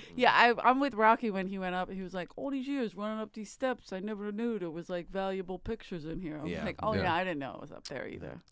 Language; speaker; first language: English; native; English